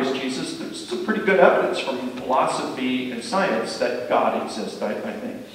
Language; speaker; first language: English; native; English